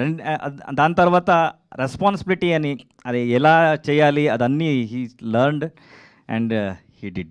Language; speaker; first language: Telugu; non-native, learner; Kannada